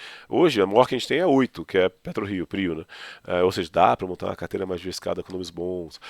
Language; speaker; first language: Portuguese; native; Portuguese